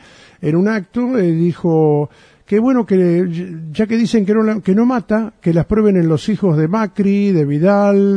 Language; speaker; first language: Spanish; native; Spanish